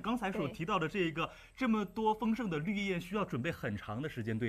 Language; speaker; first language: Chinese; native; Chinese